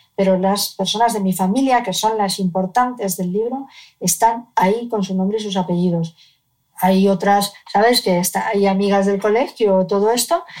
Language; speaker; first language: Spanish; native; Spanish